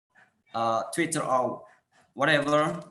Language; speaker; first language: English; non-native, fluent; Indonesian